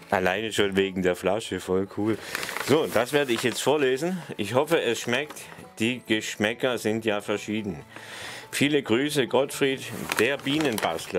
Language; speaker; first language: German; native; German